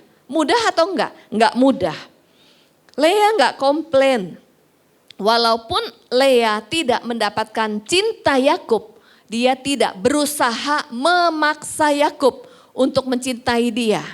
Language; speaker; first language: Indonesian; native; Indonesian